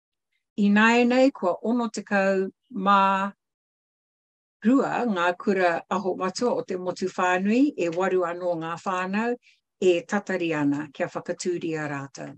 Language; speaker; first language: Māori; non-native, local second language; English